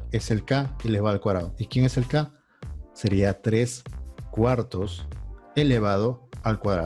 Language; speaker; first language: Spanish; native; Spanish